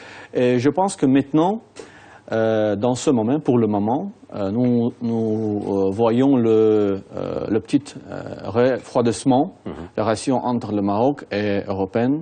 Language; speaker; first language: French; non-native, fluent; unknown